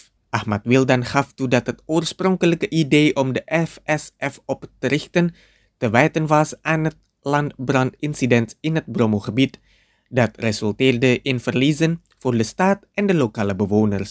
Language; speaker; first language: Dutch; non-native, fluent; Indonesian